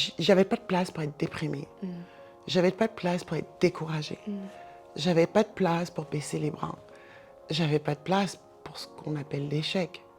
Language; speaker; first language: French; native; French